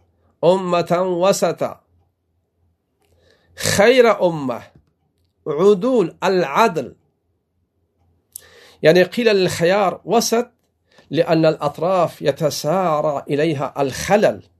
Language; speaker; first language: Arabic; non-native, fluent; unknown